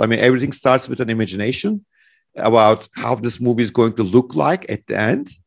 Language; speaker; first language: English; non-native, fluent; Turkish